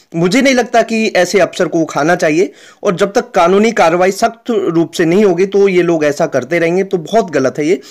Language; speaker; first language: Hindi; native; Hindi